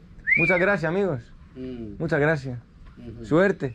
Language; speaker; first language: Spanish; non-native, learner; Greek